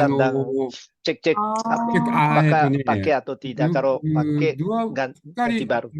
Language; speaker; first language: Indonesian; non-native, learner; Japanese